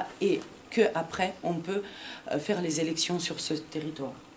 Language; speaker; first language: French; non-native, fluent; Ukrainian